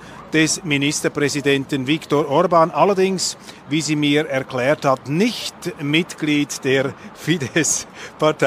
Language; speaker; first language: German; native; German